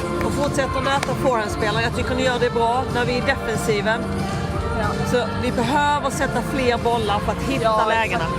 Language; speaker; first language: Swedish; native; Swedish